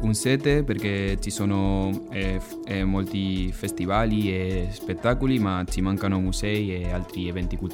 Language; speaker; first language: Italian; non-native, fluent; Spanish